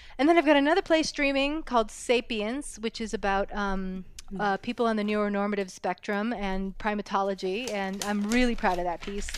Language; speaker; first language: English; early bilingual, other home language; Spanish